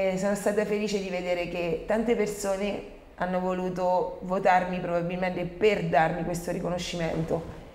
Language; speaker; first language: Italian; native; Italian